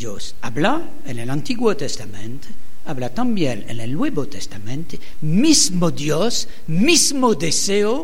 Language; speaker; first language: Spanish; non-native, learner; French